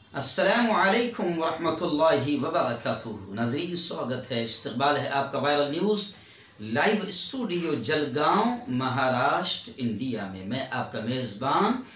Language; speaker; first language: Urdu; native; Urdu